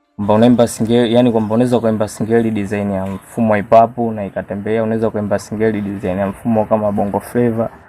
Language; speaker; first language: Swahili; native; Swahili